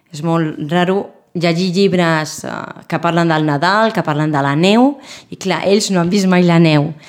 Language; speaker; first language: Catalan; non-native, local second language; Spanish